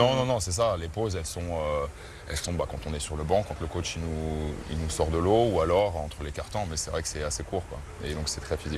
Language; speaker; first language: French; native; French